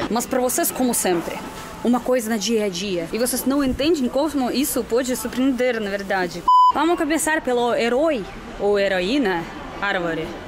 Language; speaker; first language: Portuguese; non-native, fluent; Russian